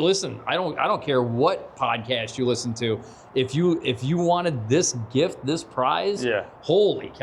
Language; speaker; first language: English; native; English